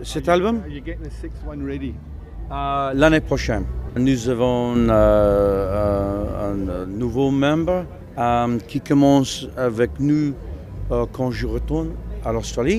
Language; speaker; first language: French; non-native, learner; English